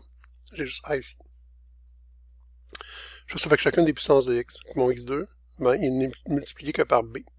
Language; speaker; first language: French; native; French